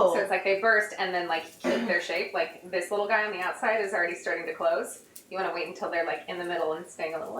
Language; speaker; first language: English; native; English